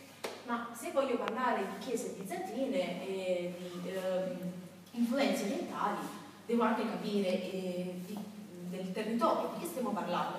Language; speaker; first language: Italian; native; Italian